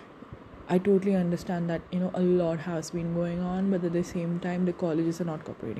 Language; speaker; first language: English; non-native, local second language; Hindi